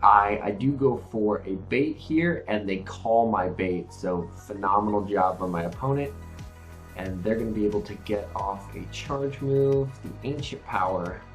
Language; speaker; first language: English; native; English